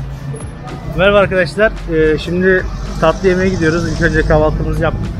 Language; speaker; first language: Turkish; native; Turkish